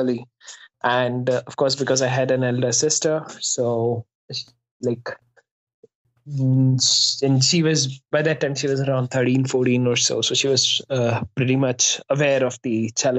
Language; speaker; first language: English; non-native, local second language; Hindi